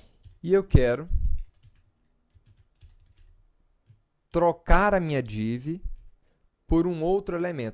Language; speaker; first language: Portuguese; native; Portuguese